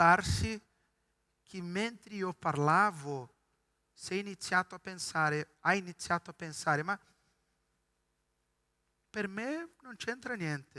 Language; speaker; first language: Italian; non-native, fluent; Portuguese